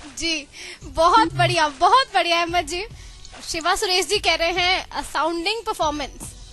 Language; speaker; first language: Hindi; native; Hindi